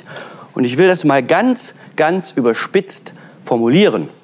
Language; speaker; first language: German; native; German